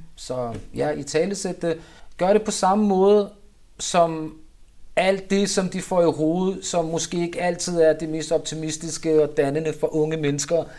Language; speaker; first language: Danish; early bilingual, other home language; Urdu